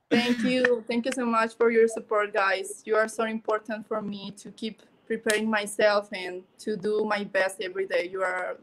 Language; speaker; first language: English; non-native, learner; Spanish